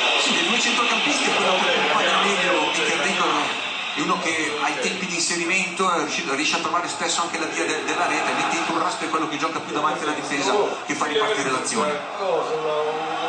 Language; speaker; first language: Italian; native; Italian